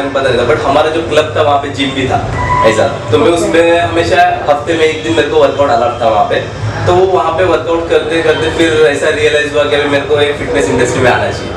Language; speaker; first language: Hindi; native; Hindi